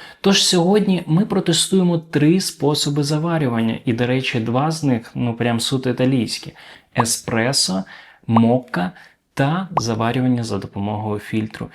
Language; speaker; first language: Ukrainian; native; Ukrainian